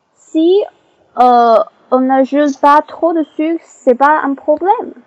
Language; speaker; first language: French; non-native, learner; Chinese